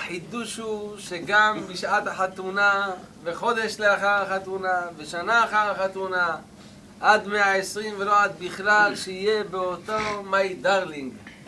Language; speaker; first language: Hebrew; native; Hebrew